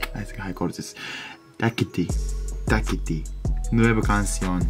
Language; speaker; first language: Spanish; non-native, learner; Japanese